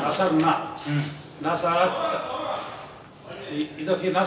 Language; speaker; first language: Arabic; non-native, learner; Urdu